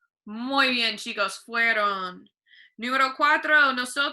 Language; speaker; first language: Spanish; non-native, fluent; English